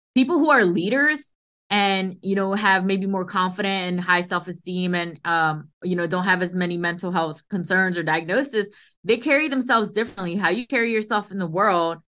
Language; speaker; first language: English; early bilingual, other home language; Hindi